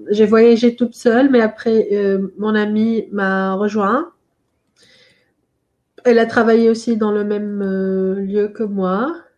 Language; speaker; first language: French; non-native, local second language; Arabic